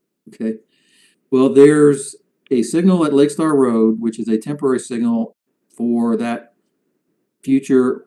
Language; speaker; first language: English; native; English